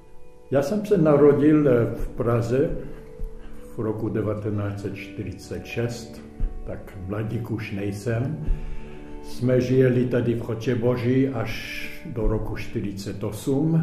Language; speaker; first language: Czech; early bilingual, heritage; Czech